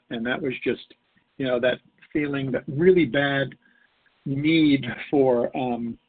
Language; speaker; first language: English; native; English